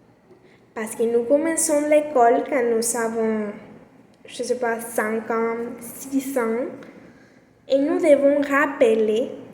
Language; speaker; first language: French; non-native, learner; Spanish